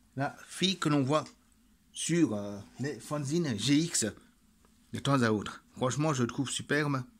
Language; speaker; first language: French; native; French